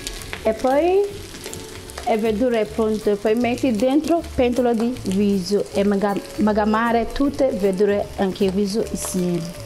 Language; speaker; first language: Italian; non-native, learner; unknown